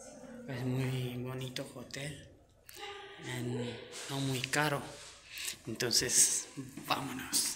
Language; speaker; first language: Spanish; non-native, learner; Urdu